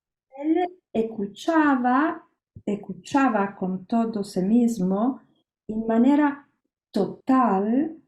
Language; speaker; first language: Spanish; non-native, learner; Italian